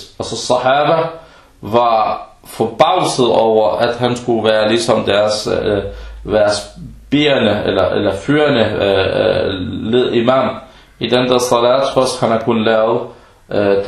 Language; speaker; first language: Danish; early bilingual, other home language; Arabic